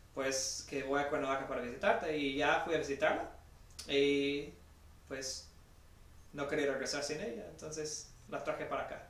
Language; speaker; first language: Spanish; non-native, fluent; English